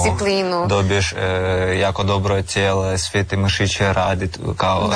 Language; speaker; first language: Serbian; non-native, learner; Russian